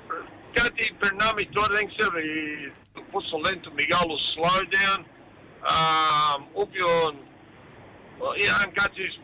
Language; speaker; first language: Greek; early bilingual, heritage; Greek